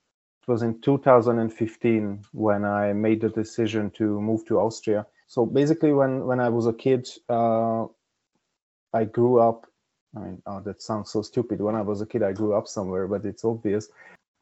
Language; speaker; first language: English; non-native, fluent; Hungarian